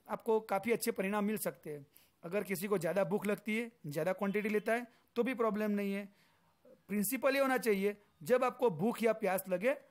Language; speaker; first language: Hindi; non-native, local second language; Gujarati